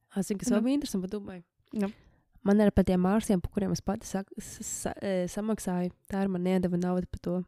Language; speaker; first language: Latvian; early bilingual, heritage; Latvian